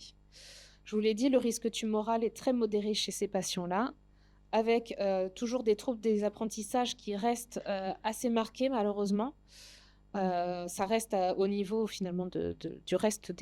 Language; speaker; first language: French; native; French